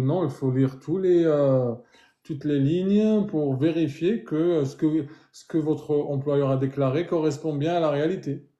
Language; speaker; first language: French; native; French